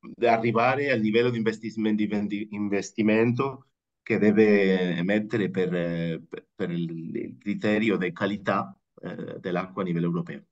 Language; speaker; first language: Italian; non-native, fluent; Spanish